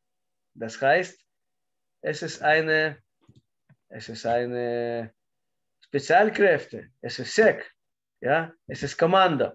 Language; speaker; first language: German; non-native, learner; Russian